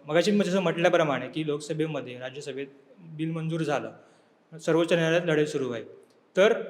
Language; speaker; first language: Marathi; native; Marathi